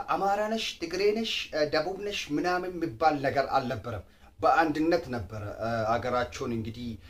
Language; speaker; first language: Amharic; non-native, local second language; Oromo